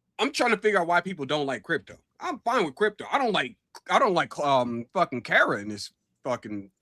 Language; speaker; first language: English; native; English